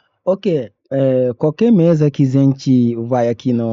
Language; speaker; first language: Portuguese; non-native, learner; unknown